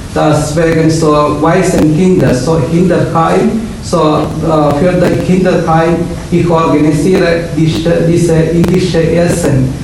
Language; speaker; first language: German; non-native, learner; Malayalam